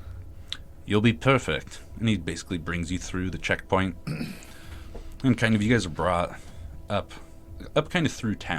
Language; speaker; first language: English; native; English